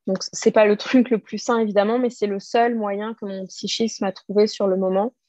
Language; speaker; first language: French; native; French